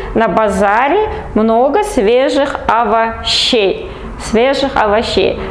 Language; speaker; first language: Russian; non-native, local second language; Kazakh